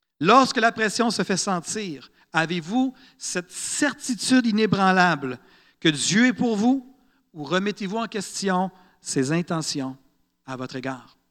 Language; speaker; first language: French; native; French